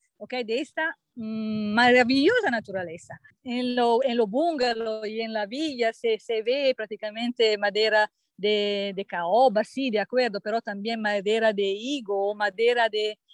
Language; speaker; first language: Spanish; non-native, fluent; Italian